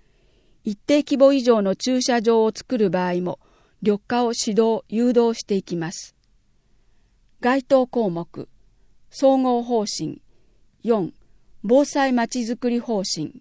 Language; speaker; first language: Japanese; native; Japanese